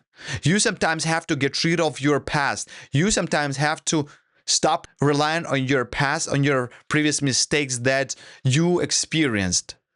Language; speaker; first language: English; non-native, fluent; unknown